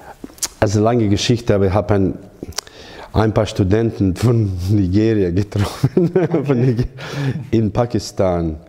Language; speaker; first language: German; non-native, learner; Croatian